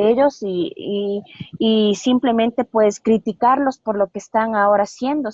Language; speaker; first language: Spanish; native; Spanish